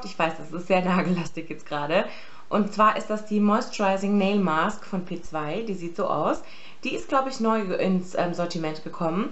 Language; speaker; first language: German; native; German